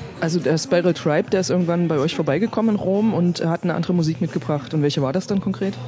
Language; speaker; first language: German; native; German